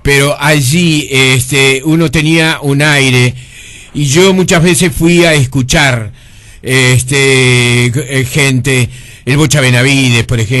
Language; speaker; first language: Spanish; native; Spanish